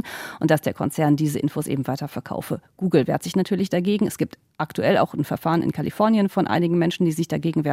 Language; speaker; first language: German; native; German